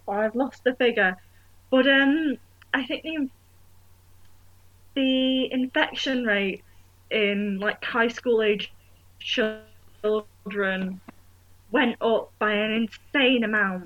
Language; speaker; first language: English; native; English